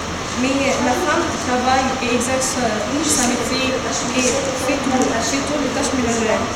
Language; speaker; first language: French; non-native, learner; Arabic